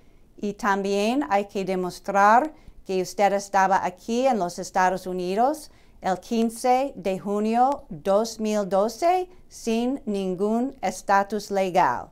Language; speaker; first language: Spanish; non-native, fluent; English